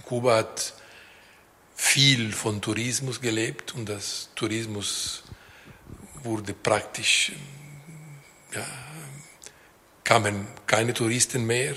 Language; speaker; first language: German; non-native, local second language; Italian